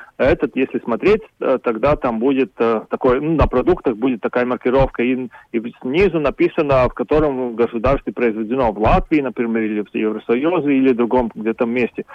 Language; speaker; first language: Russian; non-native, local second language; Latvian